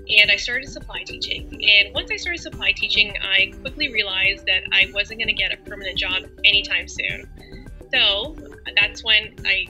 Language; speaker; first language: English; native; English